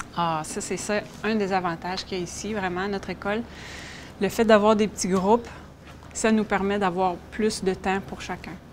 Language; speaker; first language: French; native; French